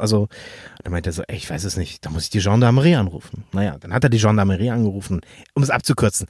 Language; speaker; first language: German; native; German